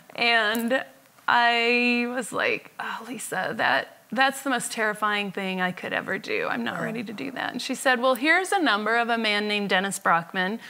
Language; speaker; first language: English; native; English